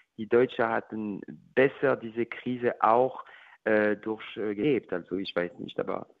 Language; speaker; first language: German; non-native, learner; French